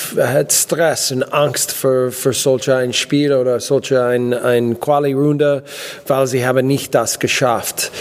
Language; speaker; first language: German; non-native, learner; English